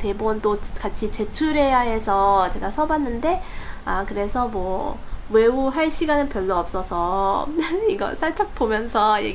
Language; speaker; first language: Korean; non-native, fluent; English